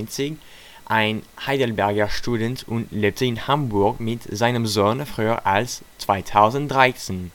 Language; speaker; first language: German; non-native, learner; French